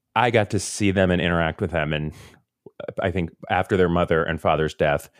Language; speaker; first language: English; native; English